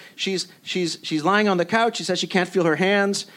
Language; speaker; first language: English; early bilingual, other home language; Spanish